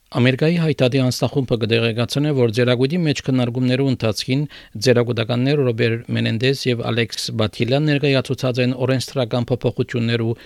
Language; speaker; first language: Armenian; native; Armenian